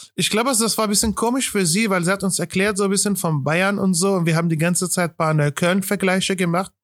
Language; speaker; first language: German; non-native, fluent; Arabic